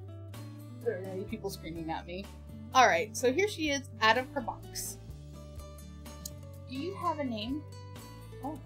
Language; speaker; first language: English; native; English